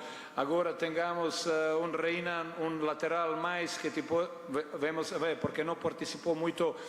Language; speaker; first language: Spanish; non-native, fluent; Portuguese